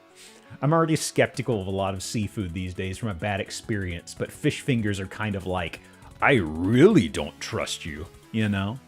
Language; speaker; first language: English; native; English